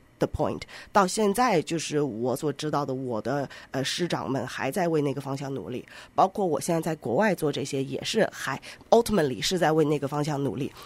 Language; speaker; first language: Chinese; native; Chinese